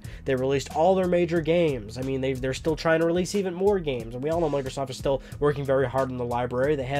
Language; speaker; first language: English; native; English